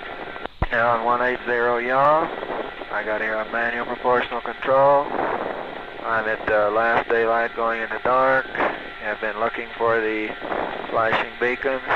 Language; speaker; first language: English; native; English